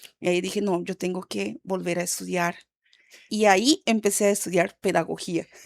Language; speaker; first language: Spanish; early bilingual, heritage; Spanish